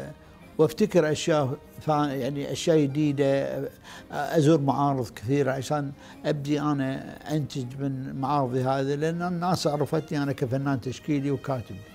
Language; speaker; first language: Arabic; native; Arabic